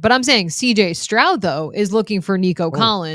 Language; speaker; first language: English; native; English